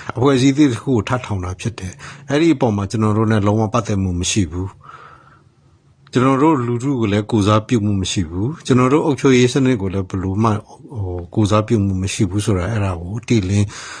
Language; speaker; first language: Burmese; non-native, local second language; S'gaw Karen